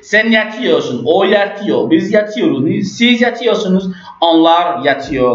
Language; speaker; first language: Turkish; non-native, learner; French